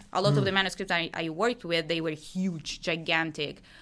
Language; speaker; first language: English; non-native, fluent; Italian